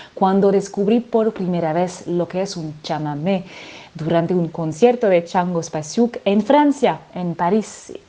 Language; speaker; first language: Spanish; non-native, fluent; French